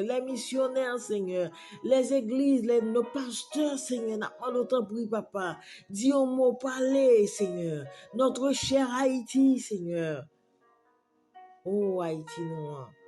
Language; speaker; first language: French; non-native, local second language; Haitian Creole